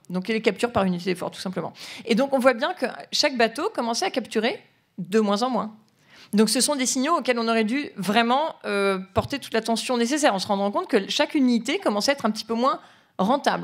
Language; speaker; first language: French; native; French